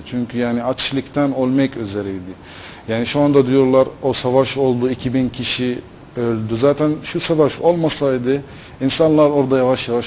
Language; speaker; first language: Turkish; non-native, fluent; Arabic